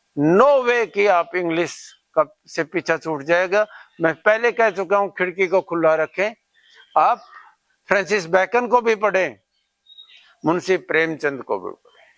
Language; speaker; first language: Hindi; native; Hindi